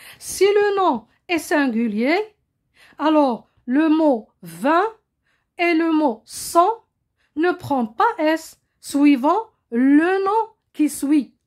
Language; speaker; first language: French; non-native, local second language; Arabic